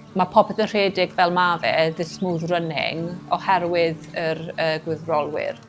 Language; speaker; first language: Welsh; native; Welsh